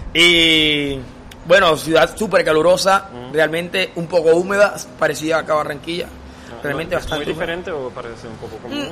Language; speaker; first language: Spanish; native; Spanish